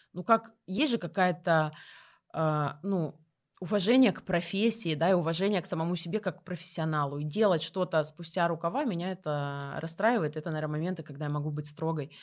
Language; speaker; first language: Russian; native; Russian